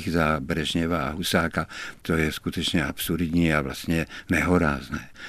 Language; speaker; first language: Czech; native; Czech